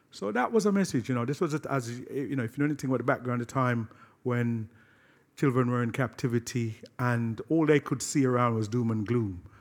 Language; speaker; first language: English; native; English